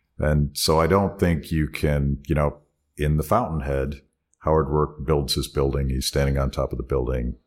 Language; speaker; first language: English; native; English